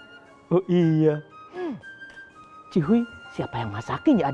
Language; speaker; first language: Indonesian; native; Indonesian